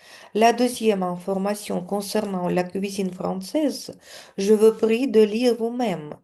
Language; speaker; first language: French; non-native, fluent; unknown